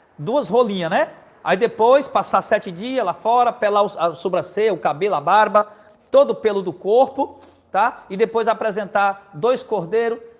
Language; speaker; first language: Portuguese; native; Portuguese